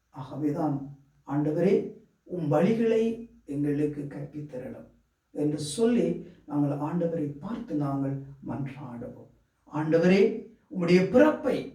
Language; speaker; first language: Tamil; native; Tamil